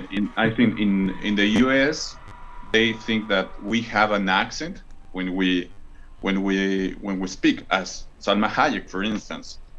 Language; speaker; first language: English; non-native, learner; Spanish